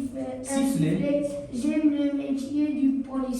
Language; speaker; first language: French; non-native, learner; Arabic